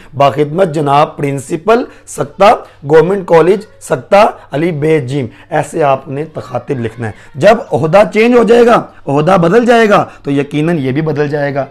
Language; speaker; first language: Urdu; non-native, local second language; Punjabi